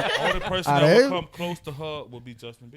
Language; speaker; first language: English; native; English